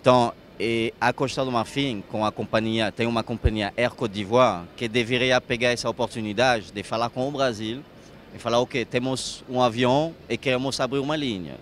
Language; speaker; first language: Portuguese; non-native, fluent; French